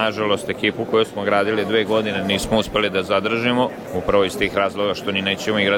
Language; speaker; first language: Serbian; native; Serbian